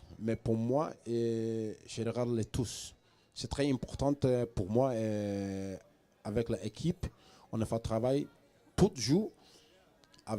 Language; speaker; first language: French; non-native, learner; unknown